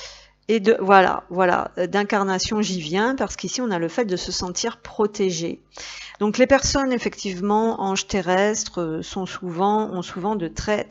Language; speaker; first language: French; native; French